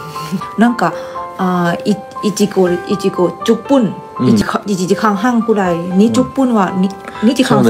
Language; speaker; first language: Japanese; non-native, learner; Thai